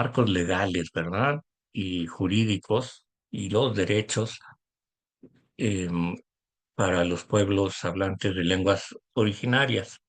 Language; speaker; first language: Spanish; native; Spanish